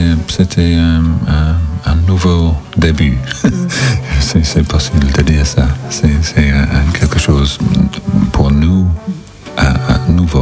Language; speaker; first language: French; non-native, learner; English